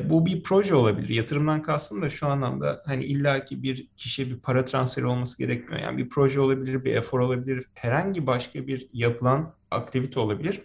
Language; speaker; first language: Turkish; native; Turkish